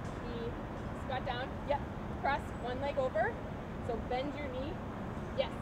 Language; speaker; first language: English; native; English